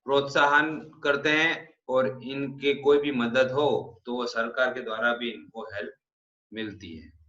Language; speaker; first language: Hindi; non-native, local second language; Gujarati